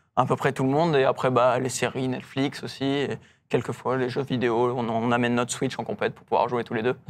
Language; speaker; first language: French; native; French